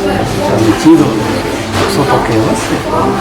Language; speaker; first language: Portuguese; non-native, learner; Dutch